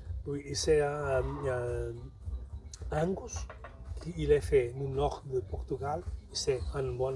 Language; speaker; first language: French; non-native, learner; Portuguese